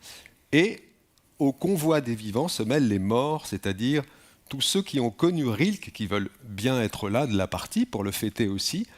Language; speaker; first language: French; native; French